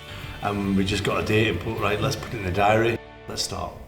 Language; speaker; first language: English; native; English